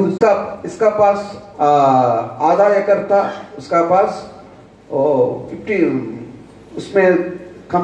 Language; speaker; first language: Hindi; non-native, local second language; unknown